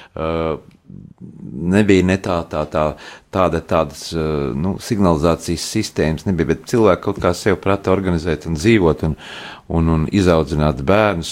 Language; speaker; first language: Latvian; native; Latvian